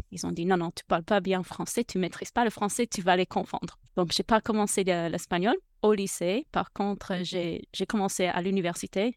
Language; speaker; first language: French; non-native, fluent; English